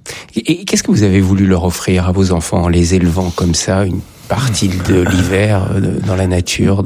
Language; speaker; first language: French; native; French